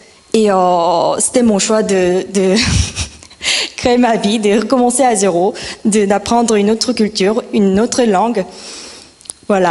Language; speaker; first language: French; non-native, fluent; Korean